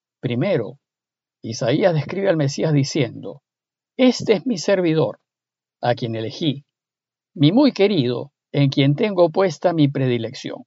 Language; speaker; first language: Spanish; native; Spanish